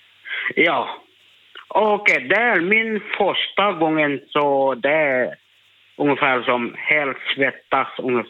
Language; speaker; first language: Swedish; non-native, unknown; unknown